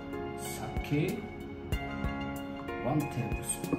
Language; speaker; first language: English; non-native, learner; Japanese